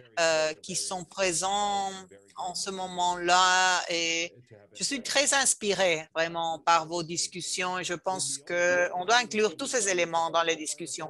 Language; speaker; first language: French; non-native, fluent; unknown